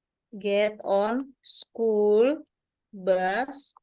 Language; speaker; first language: English; non-native, learner; Indonesian